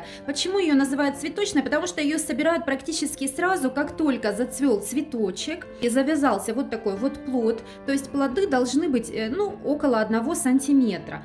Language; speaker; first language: Russian; native; Russian